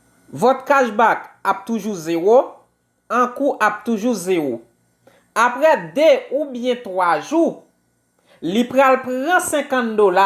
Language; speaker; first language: French; non-native, local second language; Haitian Creole